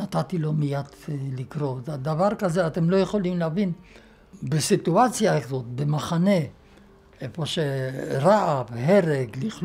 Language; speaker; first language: Hebrew; non-native, fluent; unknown